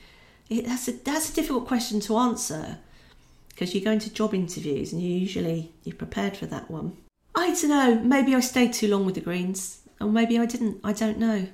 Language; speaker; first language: English; native; English